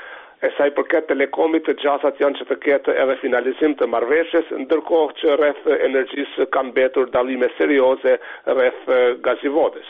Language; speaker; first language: Albanian; native; Albanian